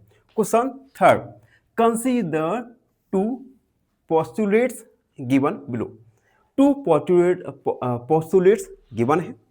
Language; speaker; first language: Hindi; native; Hindi